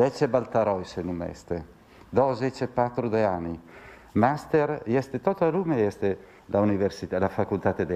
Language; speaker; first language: Romanian; non-native, learner; Italian